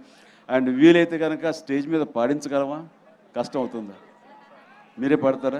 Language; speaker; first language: Telugu; native; Telugu